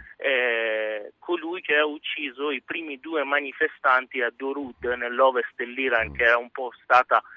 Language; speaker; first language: Italian; non-native, fluent; Persian